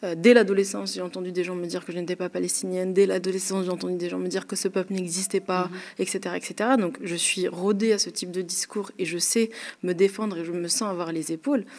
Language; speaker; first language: French; early bilingual, other home language; Arabic